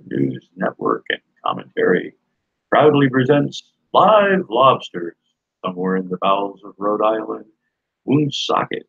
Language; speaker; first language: English; native; English